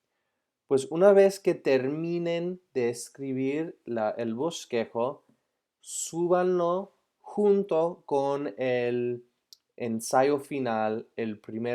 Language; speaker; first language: Spanish; non-native, fluent; English